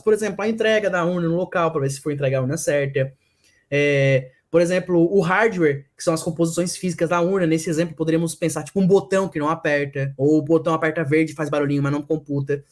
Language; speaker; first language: Portuguese; native; Portuguese